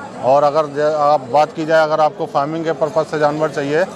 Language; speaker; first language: Hindi; native; Hindi